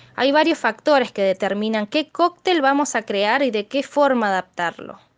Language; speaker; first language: Spanish; native; Spanish